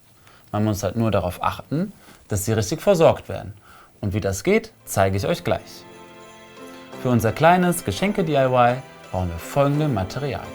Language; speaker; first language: German; native; German